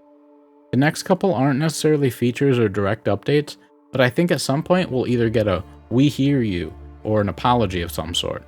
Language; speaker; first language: English; native; English